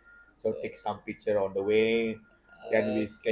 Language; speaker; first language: English; non-native, learner; Indonesian